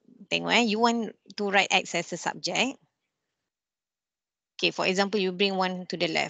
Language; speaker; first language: English; non-native, local second language; Malay